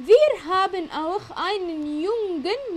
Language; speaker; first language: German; non-native, fluent; Arabic